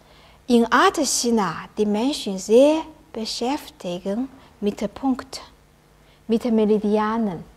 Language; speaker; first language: German; non-native, learner; Chinese